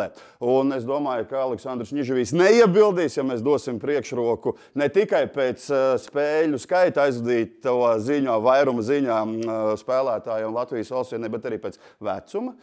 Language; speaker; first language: Latvian; native; Latvian